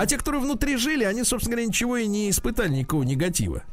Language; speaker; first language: Russian; native; Russian